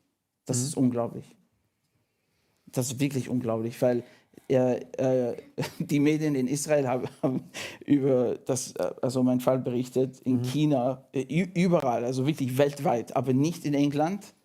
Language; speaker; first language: German; non-native, fluent; English